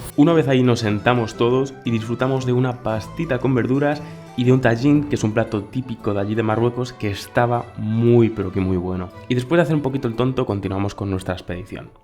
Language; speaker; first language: Spanish; native; Spanish